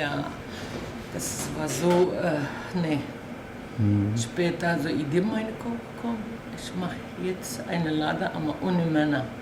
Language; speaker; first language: German; non-native, learner; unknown